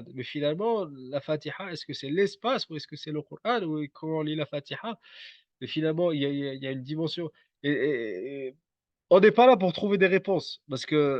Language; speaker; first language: French; native; French